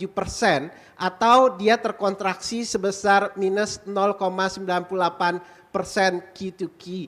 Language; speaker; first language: Indonesian; native; Indonesian